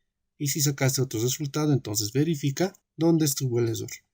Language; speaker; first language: Spanish; native; Spanish